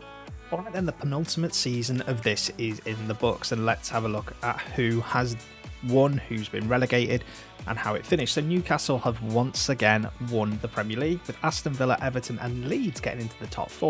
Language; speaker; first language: English; native; English